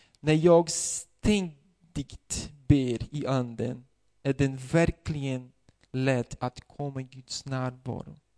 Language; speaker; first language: Swedish; non-native, fluent; Portuguese